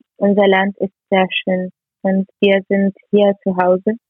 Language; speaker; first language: German; non-native, learner; Ukrainian